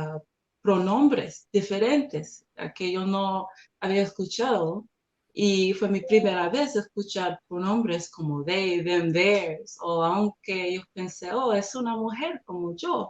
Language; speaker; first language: Spanish; non-native, learner; English